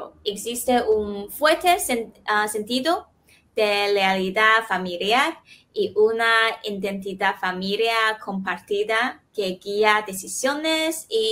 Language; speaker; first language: Spanish; non-native, fluent; Chinese